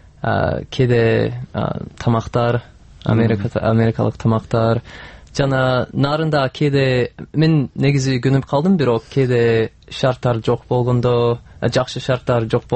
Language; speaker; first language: Kyrgyz; non-native, learner; English